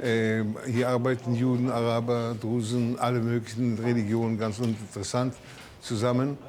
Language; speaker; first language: German; early bilingual, heritage; German